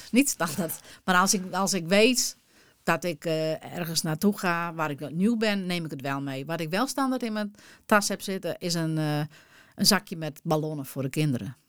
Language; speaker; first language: Dutch; non-native, local second language; Western Frisian